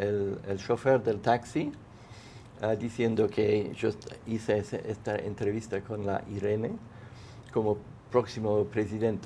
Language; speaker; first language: Spanish; non-native, fluent; English